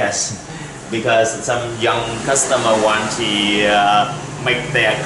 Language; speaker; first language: English; non-native, learner; Vietnamese